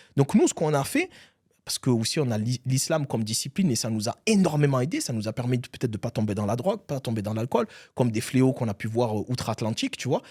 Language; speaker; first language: French; early bilingual, other home language; Arabic